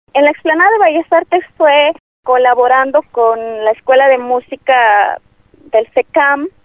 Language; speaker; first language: Spanish; non-native, local second language; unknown